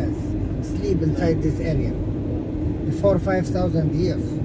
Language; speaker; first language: English; non-native, learner; Arabic